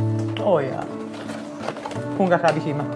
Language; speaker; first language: German; non-native, fluent; Croatian